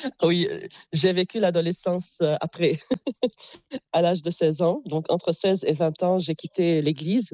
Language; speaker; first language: French; non-native, local second language; Arabic